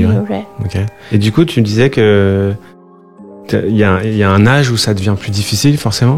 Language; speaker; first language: French; native; French